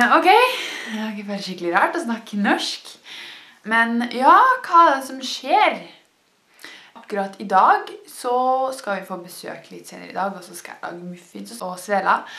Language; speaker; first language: Norwegian; native; Norwegian